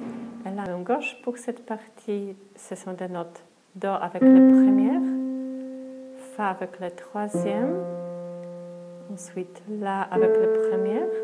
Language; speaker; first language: French; non-native, fluent; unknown